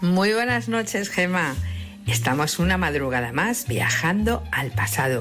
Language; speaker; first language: Spanish; native; Spanish